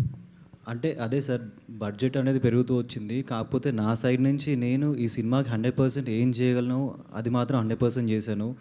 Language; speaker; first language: Telugu; native; Telugu